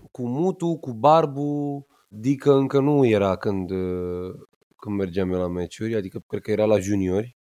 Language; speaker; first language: Romanian; native; Romanian